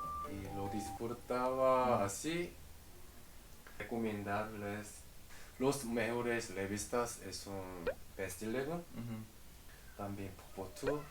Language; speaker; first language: Spanish; non-native, fluent; Korean